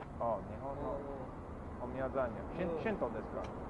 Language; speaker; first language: Japanese; non-native, learner; English